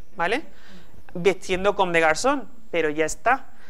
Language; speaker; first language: Spanish; native; Spanish